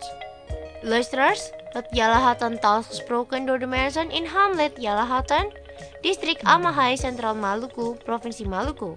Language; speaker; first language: Dutch; non-native, learner; Indonesian